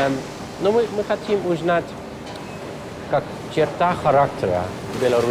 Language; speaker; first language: Russian; non-native, fluent; Dutch